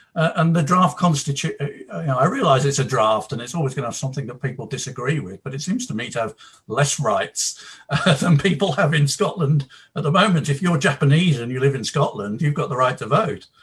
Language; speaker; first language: English; native; English